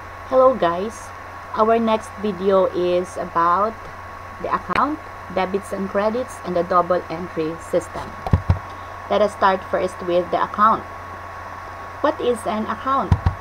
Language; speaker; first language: English; non-native, local second language; Filipino